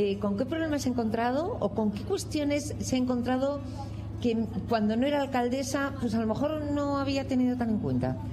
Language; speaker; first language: Spanish; native; Spanish